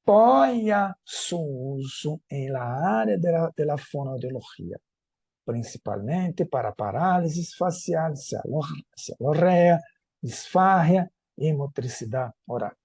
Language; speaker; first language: Spanish; non-native, fluent; Portuguese